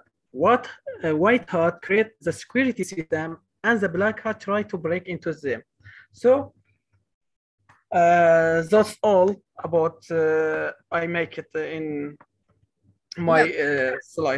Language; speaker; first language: English; non-native, learner; Kurdish